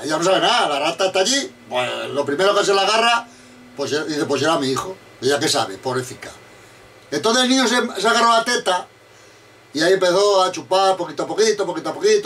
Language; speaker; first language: Spanish; native; Spanish